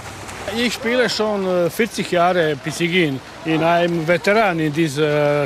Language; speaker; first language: German; non-native, learner; Croatian